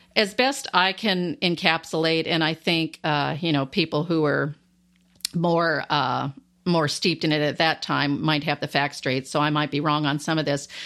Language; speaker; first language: English; native; English